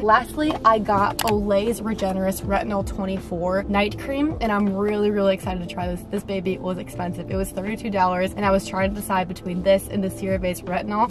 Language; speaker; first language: English; native; English